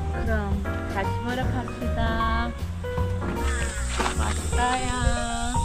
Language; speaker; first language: Korean; non-native, learner; English